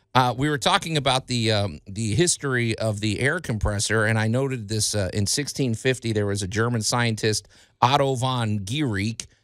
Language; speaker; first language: English; native; English